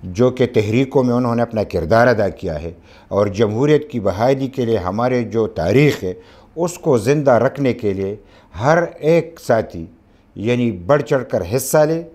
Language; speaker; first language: Urdu; non-native, local second language; Pashto